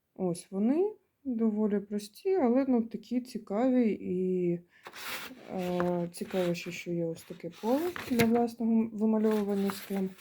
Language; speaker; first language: Ukrainian; non-native, local second language; Russian